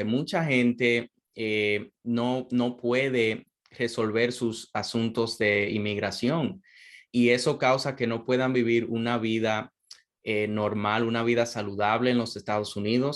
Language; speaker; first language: Spanish; non-native, fluent; English